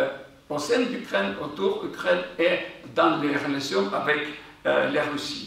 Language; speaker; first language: French; non-native, fluent; Ukrainian